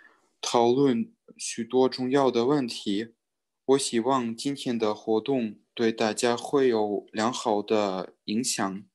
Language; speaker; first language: Chinese; non-native, learner; Russian